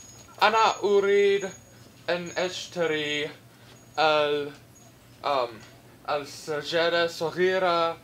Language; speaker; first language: Arabic; non-native, learner; English